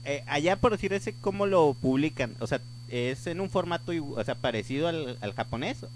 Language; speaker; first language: Spanish; native; Spanish